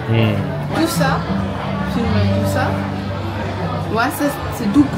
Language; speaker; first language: French; non-native, fluent; Chinese